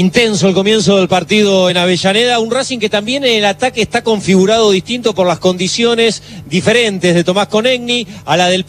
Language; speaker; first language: Spanish; native; Spanish